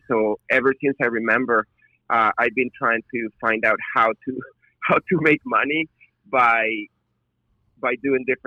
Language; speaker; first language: English; non-native, fluent; Spanish